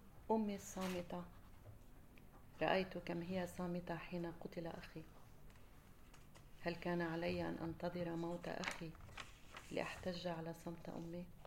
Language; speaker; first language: Arabic; native; Arabic